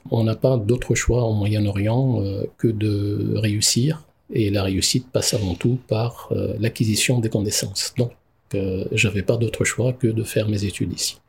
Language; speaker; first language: French; non-native, local second language; Arabic